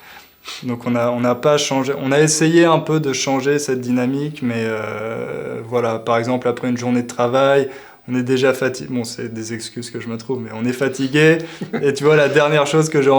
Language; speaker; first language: French; native; French